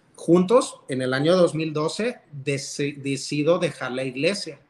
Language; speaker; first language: Spanish; early bilingual, heritage; Spanish